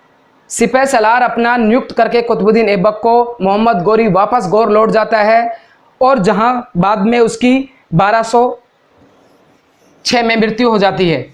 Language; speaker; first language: Hindi; native; Hindi